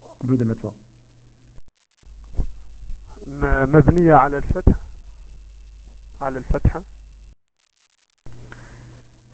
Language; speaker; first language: Arabic; non-native, learner; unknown